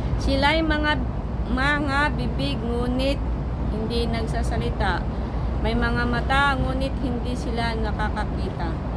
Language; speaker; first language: Filipino; non-native, local second language; Iloko